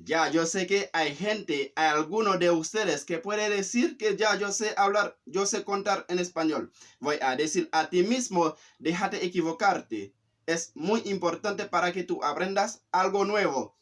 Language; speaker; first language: Spanish; non-native, fluent; Haitian Creole